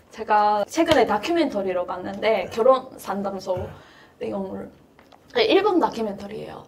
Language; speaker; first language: Korean; non-native, fluent; Japanese